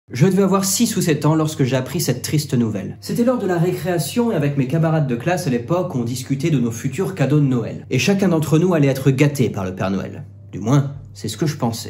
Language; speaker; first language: French; native; French